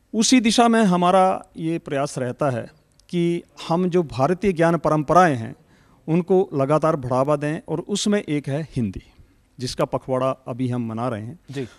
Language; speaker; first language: Hindi; native; Hindi